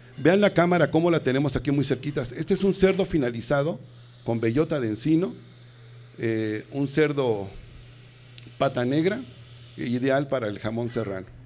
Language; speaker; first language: Spanish; native; Spanish